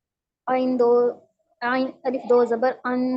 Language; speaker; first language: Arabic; non-native, learner; Urdu